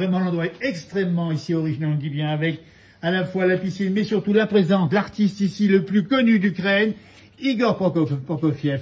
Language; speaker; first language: French; native; French